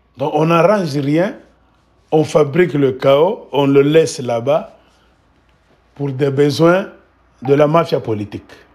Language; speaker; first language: French; non-native, local second language; Swahili